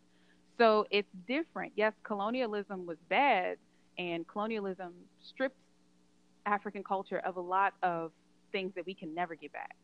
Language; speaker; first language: English; native; English